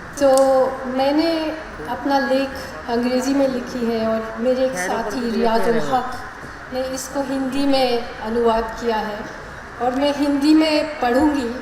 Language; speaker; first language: Hindi; non-native, local second language; Malayalam